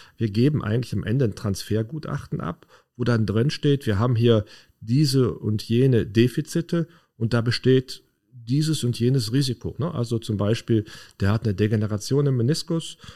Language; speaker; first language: German; native; German